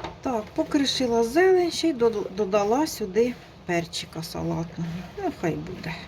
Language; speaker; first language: Ukrainian; non-native, local second language; Russian